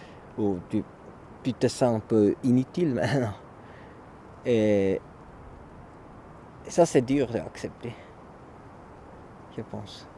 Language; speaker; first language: French; non-native, local second language; German